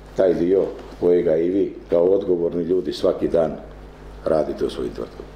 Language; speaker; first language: Croatian; native; Croatian